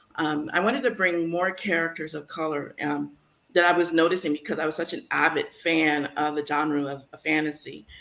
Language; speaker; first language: English; native; English